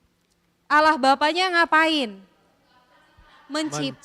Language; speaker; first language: Indonesian; native; Indonesian